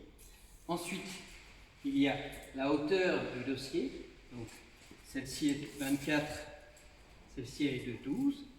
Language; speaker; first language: French; native; French